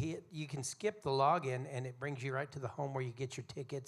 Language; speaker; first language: English; native; English